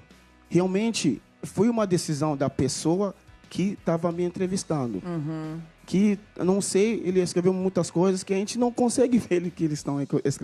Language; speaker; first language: Portuguese; non-native, fluent; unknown